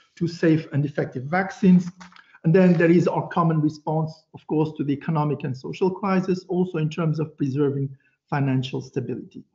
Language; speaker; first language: English; non-native, fluent; Portuguese